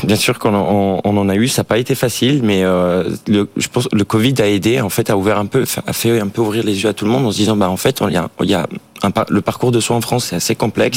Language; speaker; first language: French; native; French